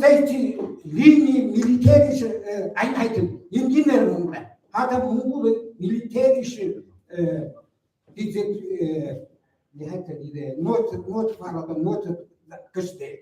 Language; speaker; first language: German; non-native, learner; Mongolian